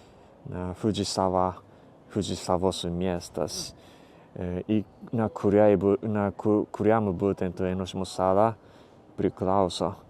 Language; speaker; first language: Lithuanian; non-native, fluent; Japanese